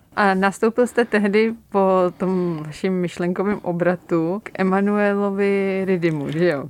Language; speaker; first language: Czech; native; Czech